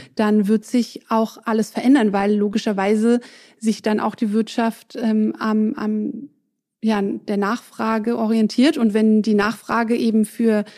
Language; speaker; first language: German; non-native, local second language; French